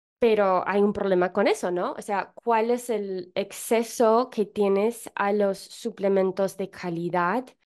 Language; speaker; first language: Spanish; non-native, fluent; English